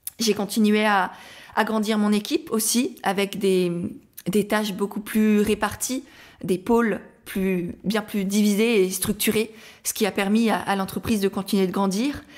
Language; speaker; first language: French; native; French